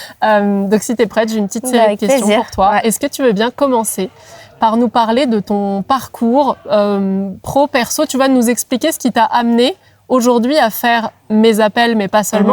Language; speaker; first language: French; native; French